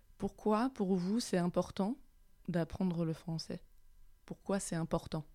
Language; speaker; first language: French; native; French